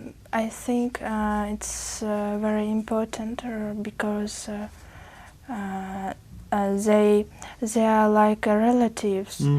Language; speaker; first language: English; non-native, learner; Uzbek